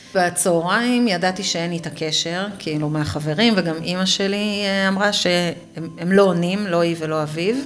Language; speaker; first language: Hebrew; native; Hebrew